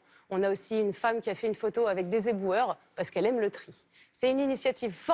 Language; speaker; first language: French; native; French